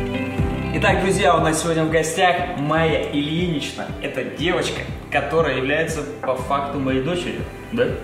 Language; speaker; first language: Russian; native; Russian